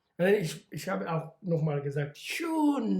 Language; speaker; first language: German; non-native, fluent; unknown